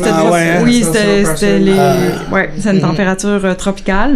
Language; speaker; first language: French; native; French